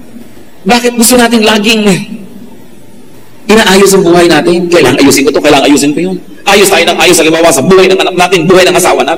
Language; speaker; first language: Filipino; native; Filipino